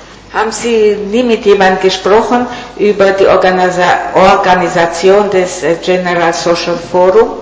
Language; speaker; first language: German; non-native, fluent; Italian